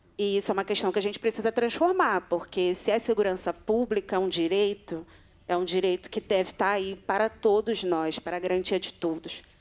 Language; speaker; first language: Portuguese; native; Portuguese